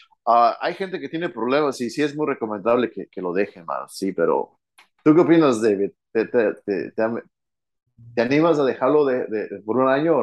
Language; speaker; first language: Spanish; early bilingual, heritage; Spanish